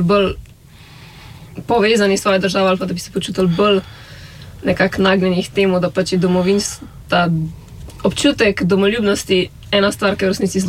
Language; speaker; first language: Slovenian; native; Slovenian